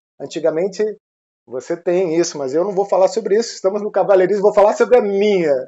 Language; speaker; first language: Portuguese; non-native, fluent; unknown